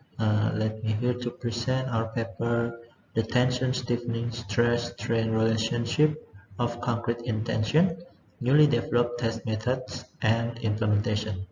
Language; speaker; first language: English; non-native, learner; Indonesian